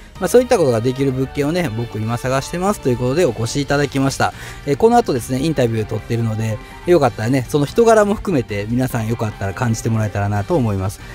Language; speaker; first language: Japanese; native; Japanese